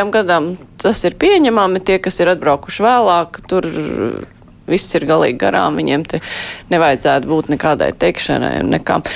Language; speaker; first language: Latvian; native; Latvian